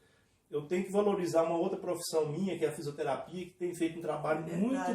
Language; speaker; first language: Portuguese; native; Portuguese